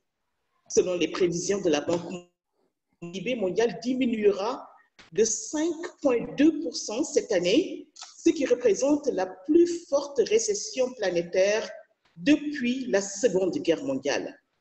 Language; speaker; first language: French; non-native, local second language; Wolof